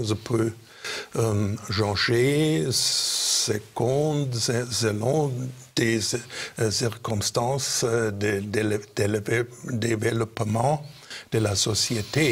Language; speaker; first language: French; non-native, fluent; German